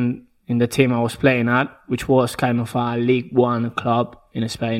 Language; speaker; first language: English; non-native, fluent; Spanish